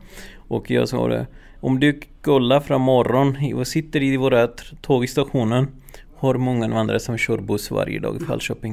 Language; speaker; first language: Swedish; non-native, learner; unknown